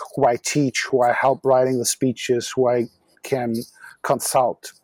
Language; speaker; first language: English; non-native, fluent; German